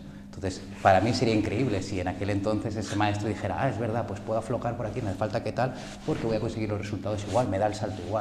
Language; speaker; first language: Spanish; early bilingual, other home language; Korean